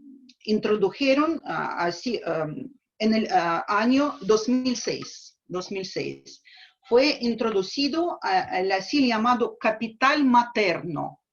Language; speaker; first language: Spanish; non-native, fluent; Russian